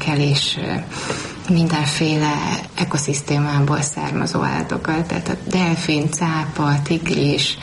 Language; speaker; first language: Hungarian; native; Hungarian